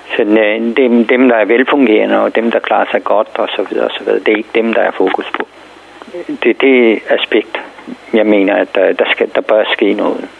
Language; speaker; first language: Danish; non-native, fluent; Urdu